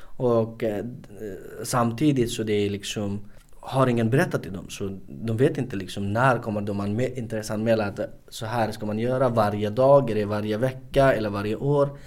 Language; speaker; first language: Swedish; non-native, fluent; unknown